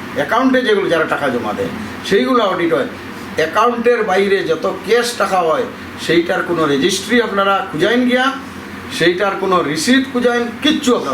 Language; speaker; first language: Bangla; native; Bangla